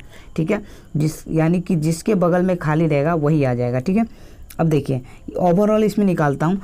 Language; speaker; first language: Hindi; native; Hindi